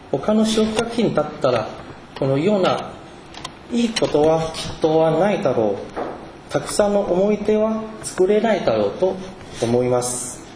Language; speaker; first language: Japanese; non-native, fluent; Chinese